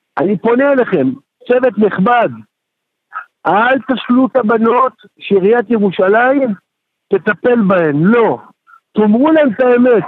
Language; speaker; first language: Hebrew; native; Hebrew